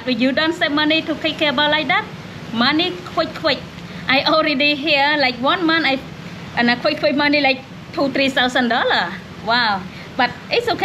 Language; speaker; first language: English; non-native, learner; Khmer